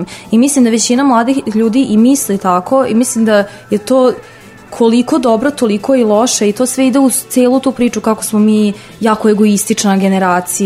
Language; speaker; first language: Serbian; native; Serbian